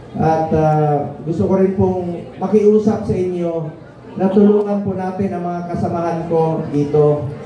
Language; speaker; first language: Filipino; non-native, local second language; Cebuano